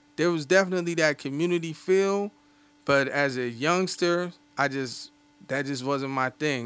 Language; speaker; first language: English; native; English